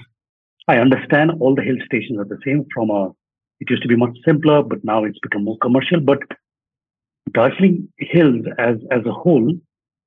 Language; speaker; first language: English; non-native, local second language; Nepali